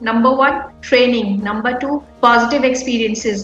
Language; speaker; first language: English; non-native, local second language; Hindi